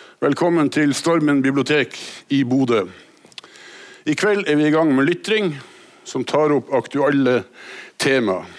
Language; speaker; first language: Norwegian; native; Norwegian